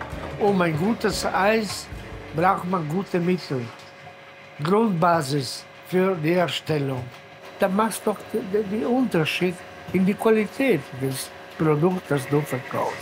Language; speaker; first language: German; non-native, fluent; Italian